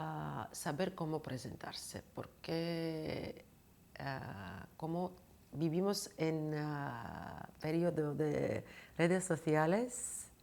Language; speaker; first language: Spanish; non-native, fluent; Georgian